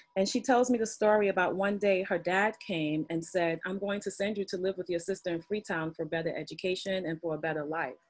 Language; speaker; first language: English; native; English